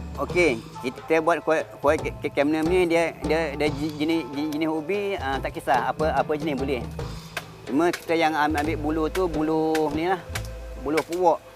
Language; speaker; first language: Malay; non-native, local second language; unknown